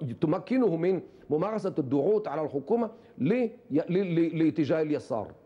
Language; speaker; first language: Arabic; non-native, fluent; Hebrew